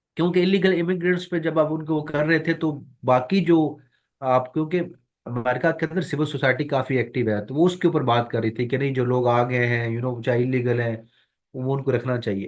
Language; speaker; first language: Urdu; non-native, local second language; Punjabi